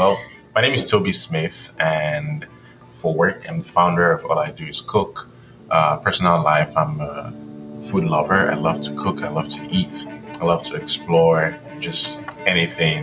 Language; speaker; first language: English; non-native, local second language; Yoruba